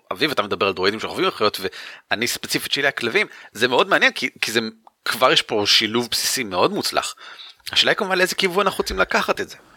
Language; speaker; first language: Hebrew; native; Hebrew